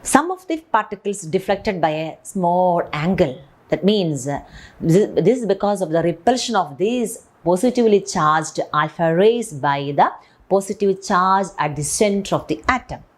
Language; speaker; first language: English; non-native, local second language; Malayalam